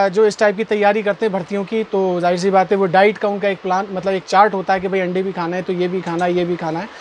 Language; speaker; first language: Hindi; native; Hindi